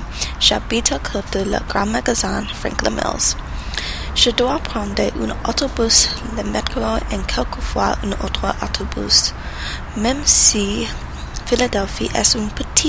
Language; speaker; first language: French; non-native, learner; English